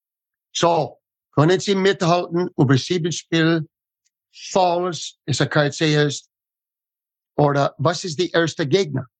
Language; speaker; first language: German; non-native, fluent; English